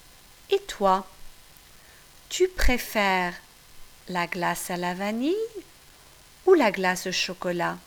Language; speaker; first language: French; non-native, fluent; English